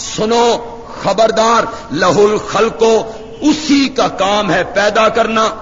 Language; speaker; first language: Urdu; non-native, local second language; Punjabi